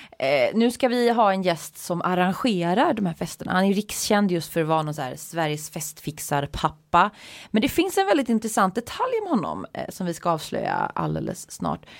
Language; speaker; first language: Swedish; native; Swedish